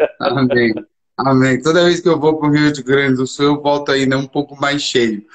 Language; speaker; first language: Portuguese; early bilingual, heritage; Portuguese